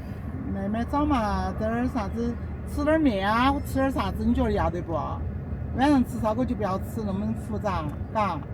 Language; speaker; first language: Chinese; native; Chinese